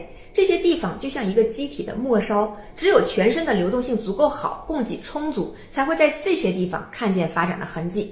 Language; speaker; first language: Chinese; native; Chinese